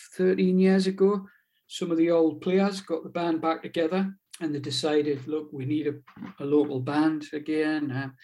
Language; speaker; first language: English; native; English